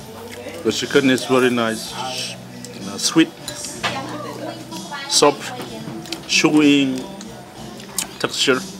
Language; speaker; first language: English; non-native, learner; Thai